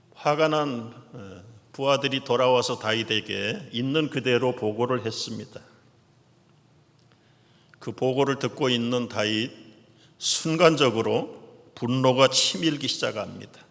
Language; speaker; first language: Korean; native; Korean